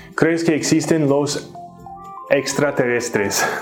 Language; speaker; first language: Spanish; non-native, fluent; English